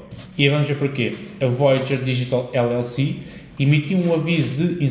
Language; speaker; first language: Portuguese; native; Portuguese